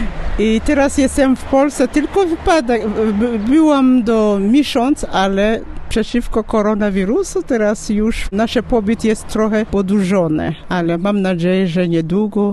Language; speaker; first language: Polish; non-native, learner; French